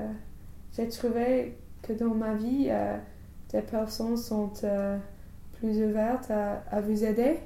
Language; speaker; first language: French; non-native, learner; English